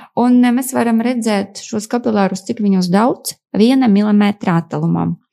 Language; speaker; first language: Latvian; non-native, local second language; Russian